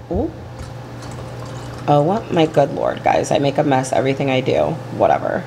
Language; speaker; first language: English; native; English